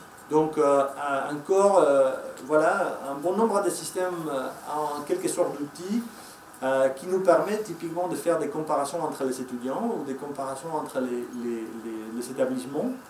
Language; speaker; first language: French; non-native, fluent; Spanish